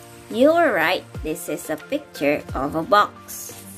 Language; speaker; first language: English; non-native, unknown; Indonesian